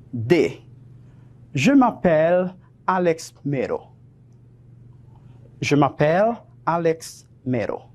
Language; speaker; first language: French; non-native, fluent; Spanish